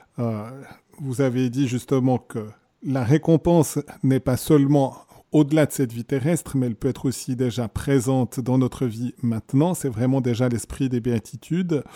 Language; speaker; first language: French; native; French